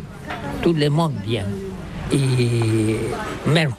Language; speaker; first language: French; non-native, local second language; Catalan